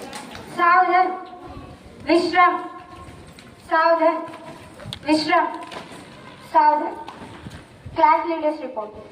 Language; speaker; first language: Hindi; non-native, local second language; Telugu